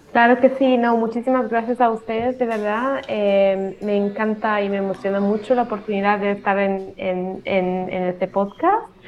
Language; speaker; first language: Spanish; non-native, fluent; Italian